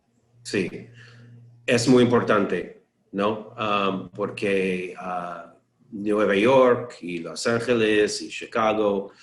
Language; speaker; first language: Spanish; non-native, learner; English